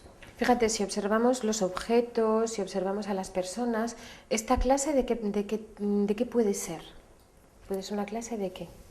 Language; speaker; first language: Spanish; native; Spanish